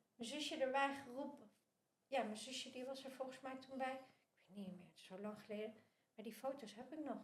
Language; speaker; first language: Dutch; early bilingual, other home language; Spanish